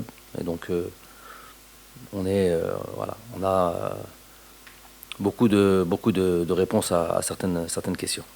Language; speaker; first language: French; native; French